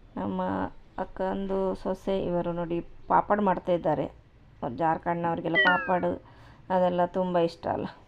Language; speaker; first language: Kannada; non-native, local second language; Tulu